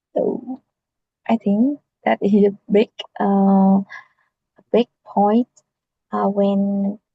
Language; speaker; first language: English; non-native, learner; Vietnamese